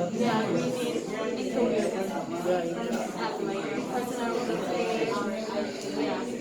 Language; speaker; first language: English; non-native, learner; Indonesian